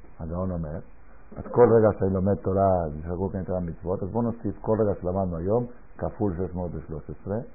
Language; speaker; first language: Hebrew; non-native, fluent; Spanish